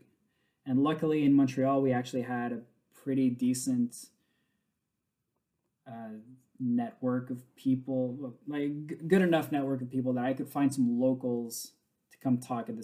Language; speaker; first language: English; native; English